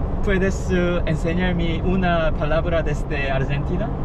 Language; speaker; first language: Spanish; non-native, learner; Korean